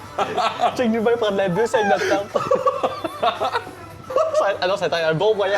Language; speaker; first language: French; native; French